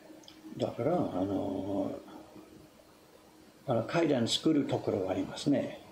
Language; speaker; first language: Japanese; non-native, fluent; English